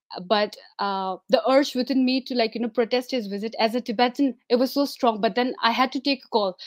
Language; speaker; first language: English; non-native, local second language; Tibetan